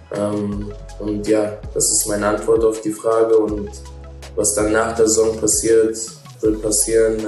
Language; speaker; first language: German; native; German